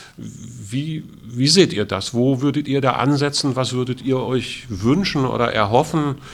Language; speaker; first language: German; native; German